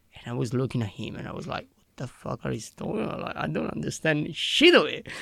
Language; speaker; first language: English; non-native, fluent; Italian